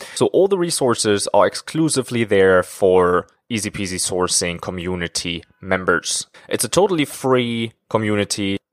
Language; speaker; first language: English; non-native, fluent; German